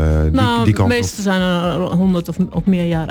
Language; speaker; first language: Dutch; native; Dutch